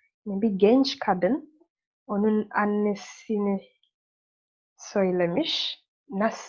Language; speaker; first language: Turkish; non-native, learner; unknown